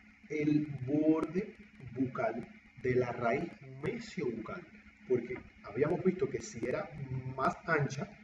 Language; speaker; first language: Spanish; native; Spanish